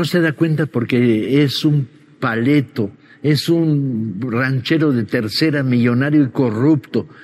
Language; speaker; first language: Spanish; native; Spanish